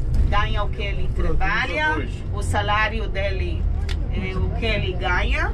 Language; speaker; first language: Portuguese; non-native, learner; Hebrew